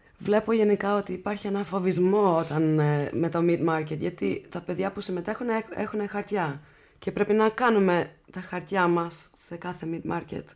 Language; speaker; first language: Greek; early bilingual, heritage; English